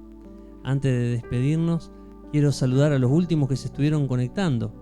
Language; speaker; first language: Spanish; native; Spanish